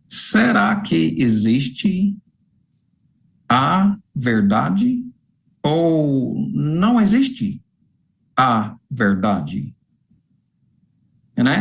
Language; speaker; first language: Portuguese; non-native, fluent; English